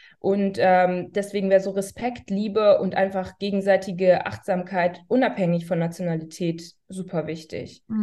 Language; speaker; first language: German; early bilingual, other home language; Persian